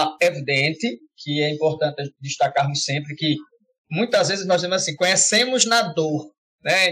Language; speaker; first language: Portuguese; native; Portuguese